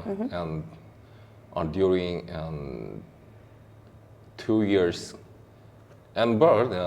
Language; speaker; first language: English; non-native, learner; Korean